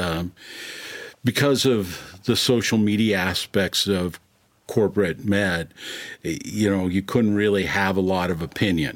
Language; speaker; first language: English; native; English